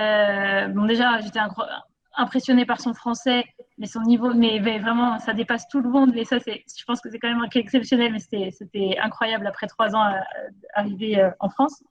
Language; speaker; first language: French; native; French